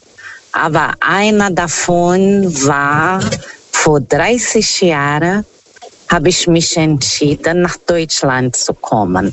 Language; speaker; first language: German; non-native, fluent; Portuguese